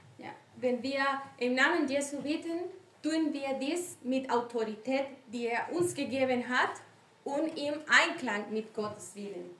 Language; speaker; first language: German; non-native, learner; Spanish